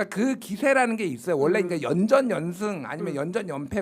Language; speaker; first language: Korean; native; Korean